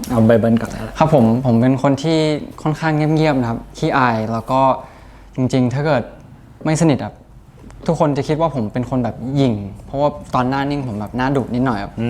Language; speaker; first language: Thai; native; Thai